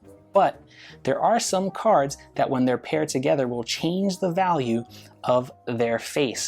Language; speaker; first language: English; native; English